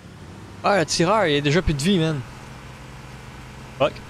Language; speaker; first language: French; native; French